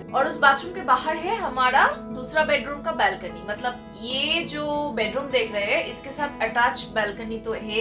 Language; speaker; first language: Hindi; non-native, local second language; Bangla